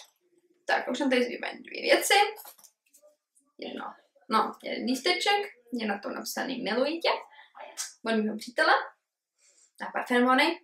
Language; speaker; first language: Czech; early bilingual, heritage; Czech